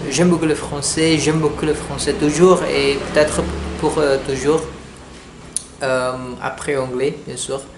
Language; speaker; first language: French; non-native, learner; Indonesian